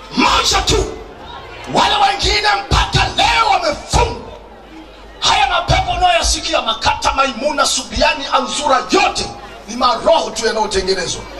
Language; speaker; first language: Swahili; native; Swahili